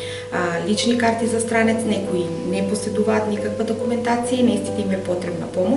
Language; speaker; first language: Macedonian; native; Macedonian